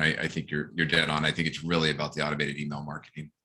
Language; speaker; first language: English; native; English